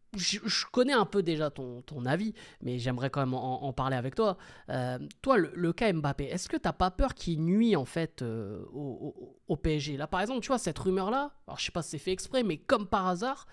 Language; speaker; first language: French; native; French